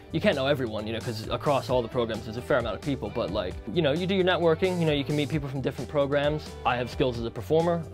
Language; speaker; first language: English; native; English